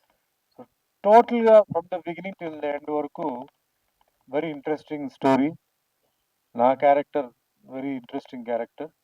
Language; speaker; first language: Telugu; native; Telugu